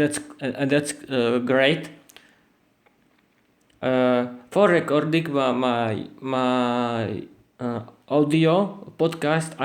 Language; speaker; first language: English; non-native, learner; Slovak